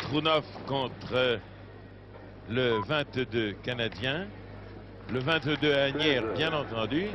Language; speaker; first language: French; native; French